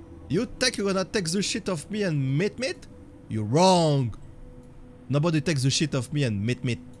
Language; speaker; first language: English; non-native, learner; French